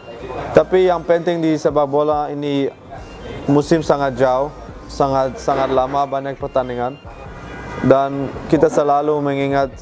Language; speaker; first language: Indonesian; non-native, fluent; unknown